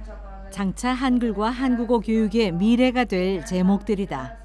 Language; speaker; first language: Korean; native; Korean